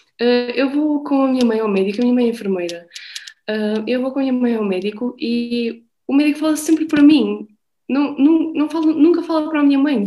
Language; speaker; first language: Portuguese; early bilingual, other home language; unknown